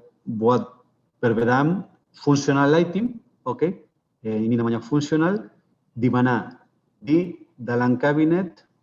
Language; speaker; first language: Indonesian; non-native, fluent; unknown